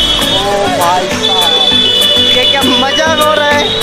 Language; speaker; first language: Hindi; non-native, local second language; Bangla